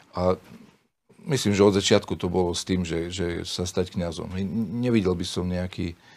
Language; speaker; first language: Slovak; native; Slovak